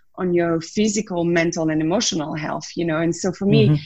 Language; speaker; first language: English; non-native, fluent; French